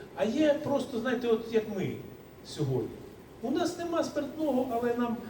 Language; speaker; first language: Ukrainian; native; Ukrainian